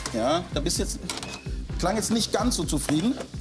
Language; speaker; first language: German; native; German